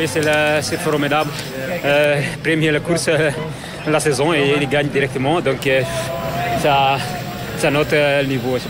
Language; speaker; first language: French; non-native, learner; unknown